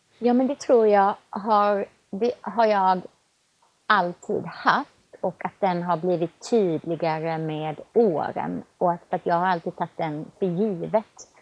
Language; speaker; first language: Swedish; native; Swedish